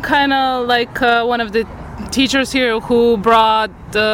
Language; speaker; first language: English; non-native, fluent; Croatian